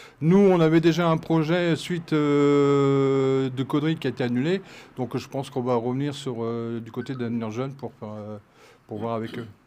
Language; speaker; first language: French; native; French